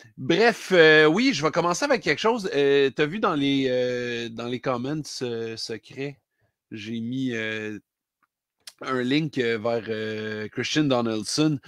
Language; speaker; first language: French; native; French